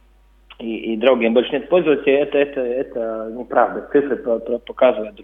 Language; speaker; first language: Russian; non-native, local second language; Latvian